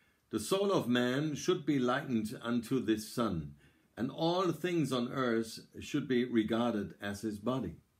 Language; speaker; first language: English; non-native, fluent; German